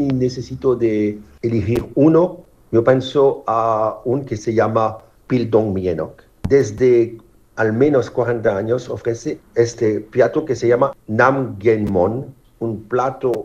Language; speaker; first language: Spanish; non-native, learner; French